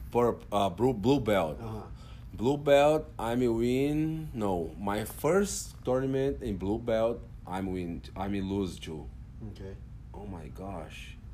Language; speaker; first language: English; non-native, learner; Portuguese